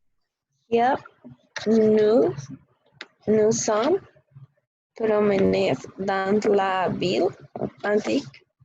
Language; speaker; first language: French; non-native, learner; Spanish